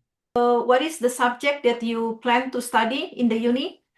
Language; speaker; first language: English; non-native, fluent; Indonesian